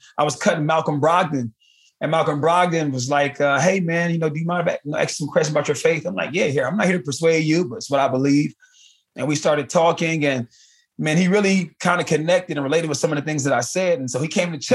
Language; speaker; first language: English; native; English